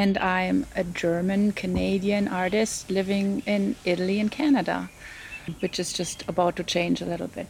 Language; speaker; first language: English; non-native, fluent; German